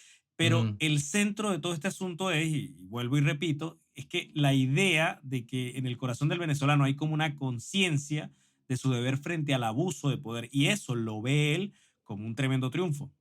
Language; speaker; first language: Spanish; native; Spanish